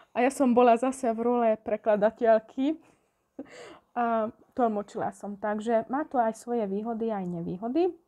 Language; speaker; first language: Slovak; non-native, local second language; Hungarian